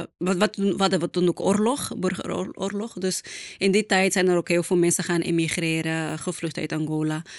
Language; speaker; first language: Dutch; non-native, fluent; Portuguese